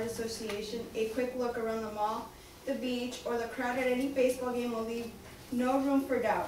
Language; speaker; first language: English; native; English